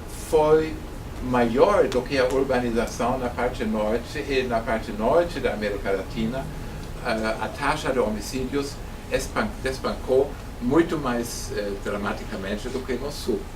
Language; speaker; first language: Portuguese; non-native, fluent; German